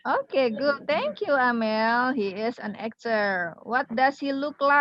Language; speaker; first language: English; non-native, fluent; Indonesian